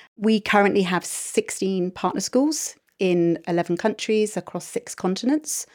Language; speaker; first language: English; native; English